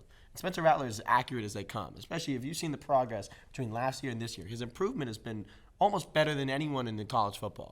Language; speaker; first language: English; native; English